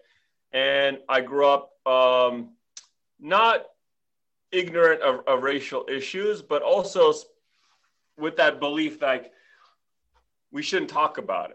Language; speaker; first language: English; early bilingual, other home language; Armenian